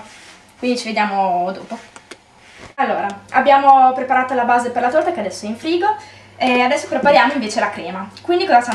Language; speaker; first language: Italian; native; Italian